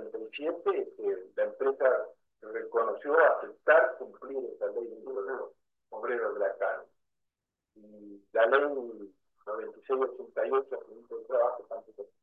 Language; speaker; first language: Spanish; native; Spanish